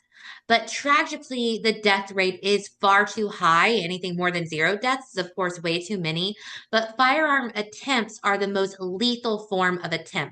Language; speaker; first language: English; native; English